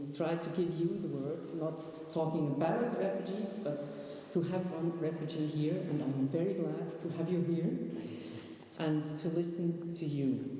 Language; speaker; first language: English; non-native, fluent; German